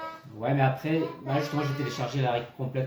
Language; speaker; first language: French; native; French